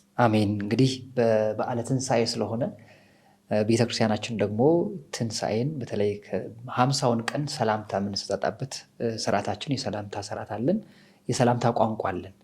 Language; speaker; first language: Amharic; native; Amharic